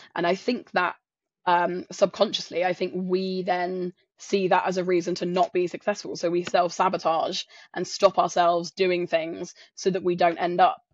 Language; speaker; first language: English; native; English